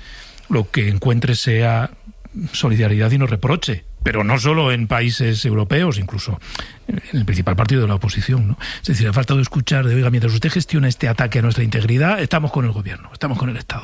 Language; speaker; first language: Spanish; native; Spanish